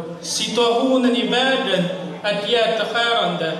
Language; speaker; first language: Swedish; non-native, fluent; Uyghur